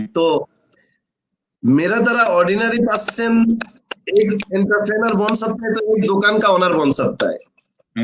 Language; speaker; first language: Hindi; non-native, fluent; Bangla